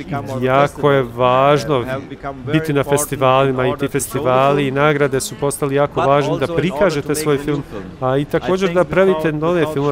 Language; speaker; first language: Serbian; early bilingual, heritage; Albanian